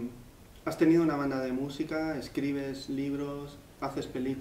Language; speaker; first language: Spanish; native; Spanish